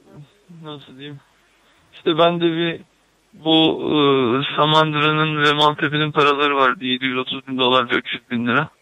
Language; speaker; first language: Turkish; native; Turkish